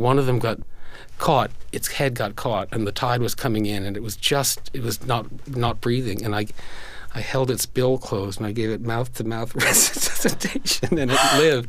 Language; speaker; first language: English; native; English